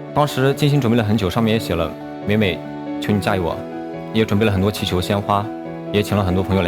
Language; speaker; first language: Chinese; native; Chinese